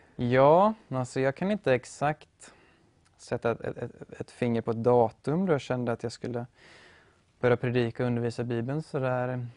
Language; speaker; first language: Swedish; native; Swedish